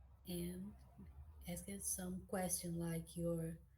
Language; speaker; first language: English; non-native, learner; Portuguese